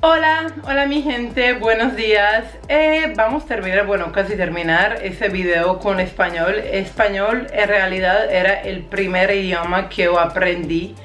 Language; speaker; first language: Spanish; non-native, fluent; Croatian